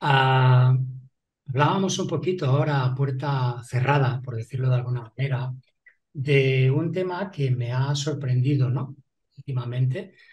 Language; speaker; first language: Spanish; non-native, local second language; Catalan